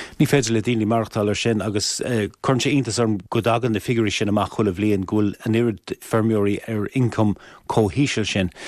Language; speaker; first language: Irish; native; Irish